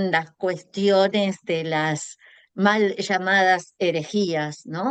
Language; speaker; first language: Spanish; non-native, fluent; Portuguese